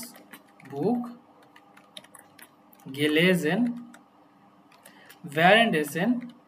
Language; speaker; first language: German; non-native, fluent; Bangla